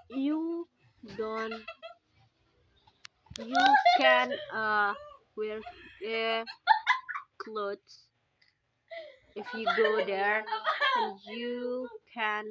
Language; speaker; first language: English; non-native, local second language; Indonesian